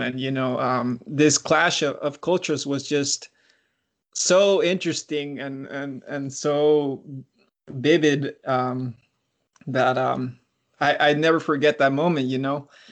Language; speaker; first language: English; early bilingual, other home language; Spanish